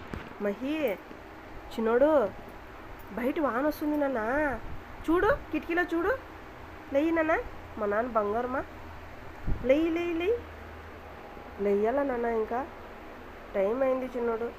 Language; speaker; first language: Telugu; native; Telugu